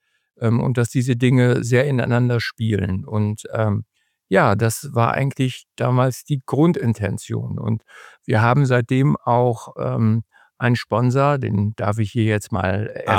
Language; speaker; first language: German; native; German